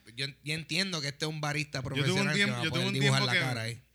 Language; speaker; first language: Spanish; native; Spanish